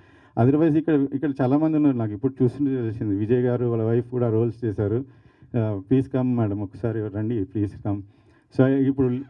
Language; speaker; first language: Telugu; native; Telugu